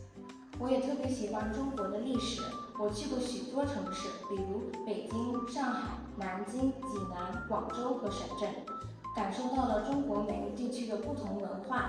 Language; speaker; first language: Chinese; early bilingual, other home language; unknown